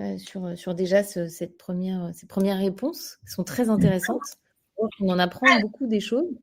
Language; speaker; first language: French; native; French